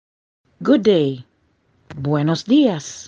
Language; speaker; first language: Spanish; non-native, fluent; English